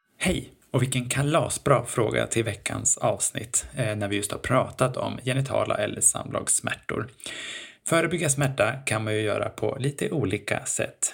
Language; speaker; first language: Swedish; native; Swedish